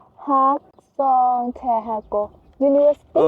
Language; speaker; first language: Korean; non-native, learner; Thai